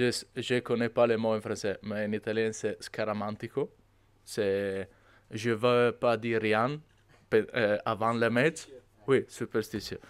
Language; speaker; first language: French; non-native, learner; Italian